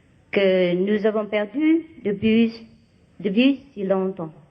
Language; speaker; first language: French; non-native, fluent; Vietnamese